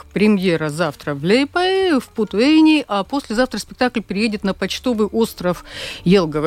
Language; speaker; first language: Russian; native; Russian